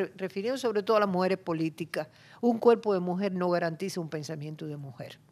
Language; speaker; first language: Spanish; native; Spanish